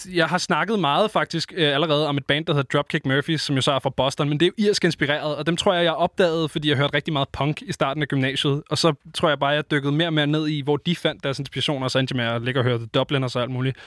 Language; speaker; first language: Danish; native; Danish